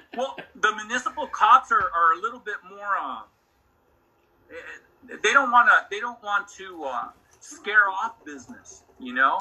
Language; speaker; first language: English; early bilingual, other home language; Spanish